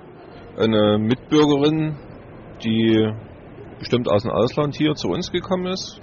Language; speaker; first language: German; native; German